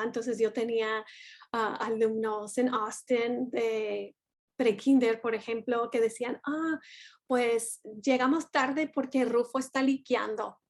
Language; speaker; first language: Spanish; non-native, fluent; English